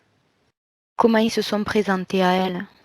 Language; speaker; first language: French; native; French